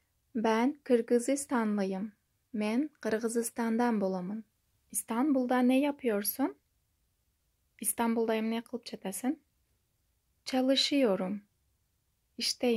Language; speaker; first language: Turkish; non-native, fluent; Kyrgyz